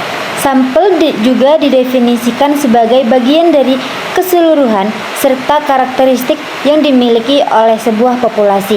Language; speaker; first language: Indonesian; native; Indonesian